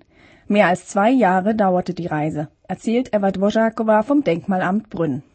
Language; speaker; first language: German; native; German